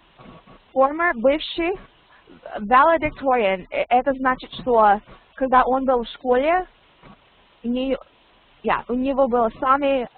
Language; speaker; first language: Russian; non-native, learner; English